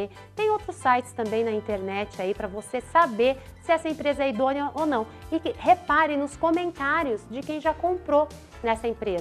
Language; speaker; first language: Portuguese; native; Portuguese